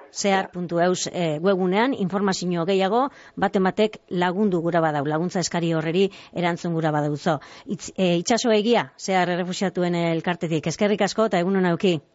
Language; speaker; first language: Basque; native; Basque